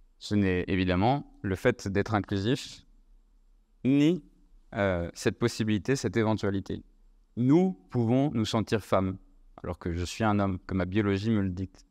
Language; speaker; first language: French; native; French